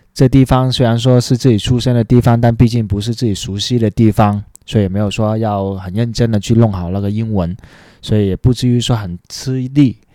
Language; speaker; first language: Chinese; non-native, local second language; Cantonese